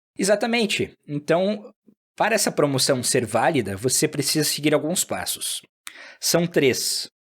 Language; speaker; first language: Portuguese; native; Portuguese